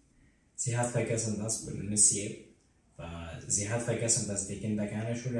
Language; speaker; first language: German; non-native, fluent; Arabic